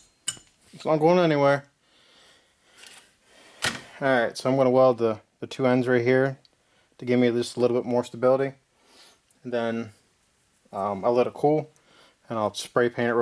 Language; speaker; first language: English; native; English